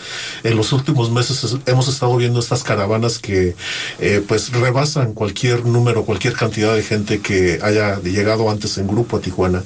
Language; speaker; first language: Spanish; native; Spanish